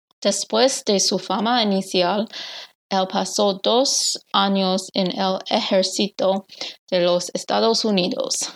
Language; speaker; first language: Spanish; non-native, learner; English